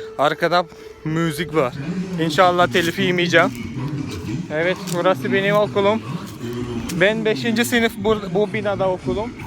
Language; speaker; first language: Turkish; non-native, fluent; Malayalam